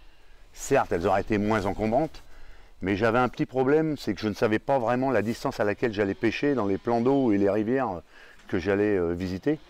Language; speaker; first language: French; native; French